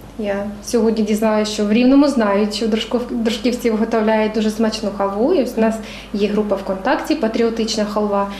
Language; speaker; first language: Ukrainian; non-native, local second language; Russian